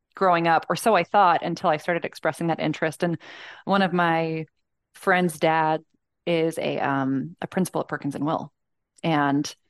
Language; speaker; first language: English; native; English